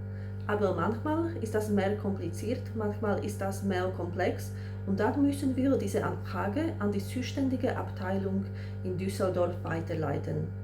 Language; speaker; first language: German; non-native, fluent; Slovak